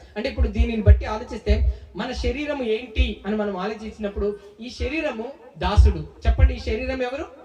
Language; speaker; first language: Telugu; native; Telugu